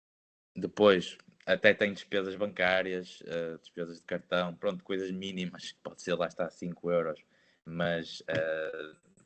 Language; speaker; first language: Portuguese; native; Portuguese